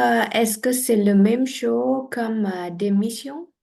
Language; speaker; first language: French; non-native, learner; Vietnamese